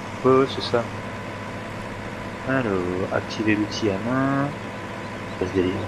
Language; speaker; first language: French; native; French